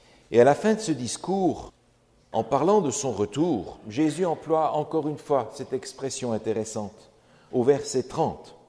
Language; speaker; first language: French; native; French